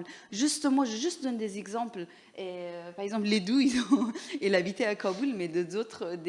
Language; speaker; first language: French; non-native, learner; Persian